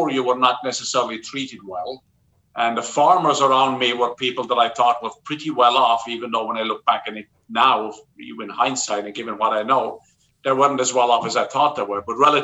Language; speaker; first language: English; native; English